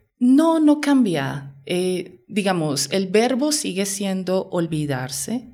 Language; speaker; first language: Spanish; native; Spanish